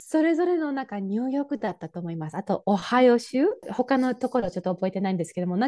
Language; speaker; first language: Japanese; non-native, fluent; English